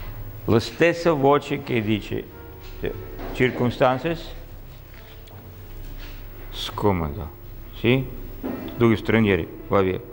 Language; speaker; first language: Italian; non-native, learner; Russian